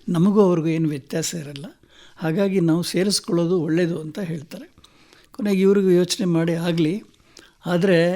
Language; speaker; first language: Kannada; native; Kannada